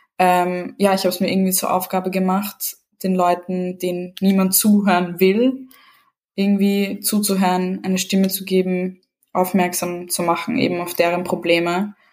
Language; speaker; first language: German; early bilingual, other home language; Serbian